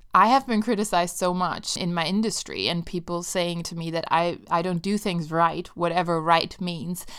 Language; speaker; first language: English; non-native, fluent; Italian